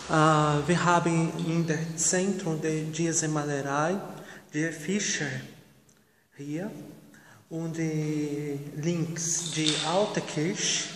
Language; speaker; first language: German; non-native, learner; Portuguese